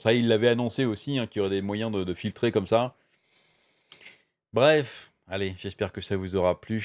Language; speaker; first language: French; native; French